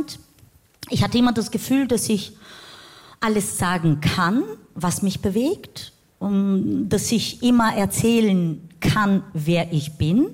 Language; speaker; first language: German; non-native, fluent; Bulgarian